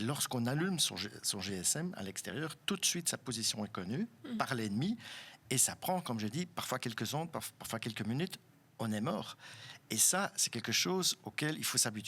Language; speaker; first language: French; non-native, local second language; German